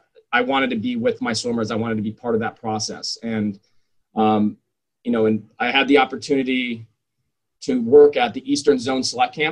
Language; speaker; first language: English; native; English